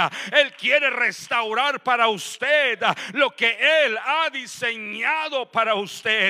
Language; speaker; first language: Spanish; native; Spanish